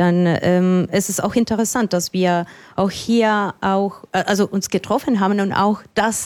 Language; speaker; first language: German; non-native, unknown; Spanish